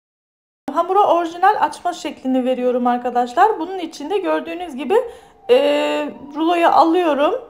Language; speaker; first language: Turkish; native; Turkish